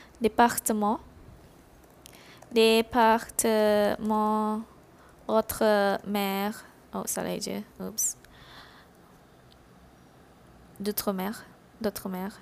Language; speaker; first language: French; non-native, fluent; Malay